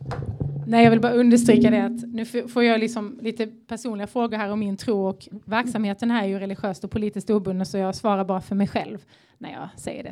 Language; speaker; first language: Swedish; native; Swedish